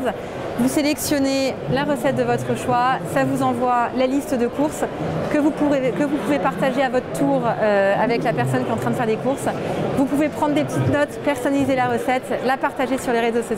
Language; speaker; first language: French; native; French